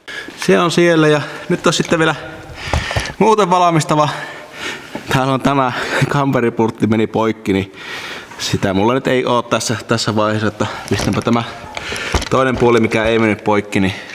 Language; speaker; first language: Finnish; native; Finnish